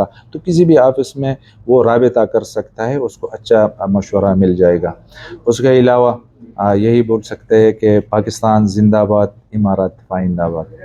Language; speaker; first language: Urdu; non-native, local second language; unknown